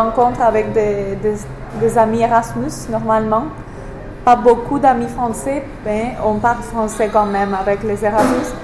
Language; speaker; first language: French; non-native, fluent; English